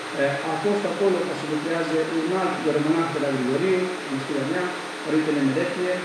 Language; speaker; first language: Romanian; non-native, learner; Greek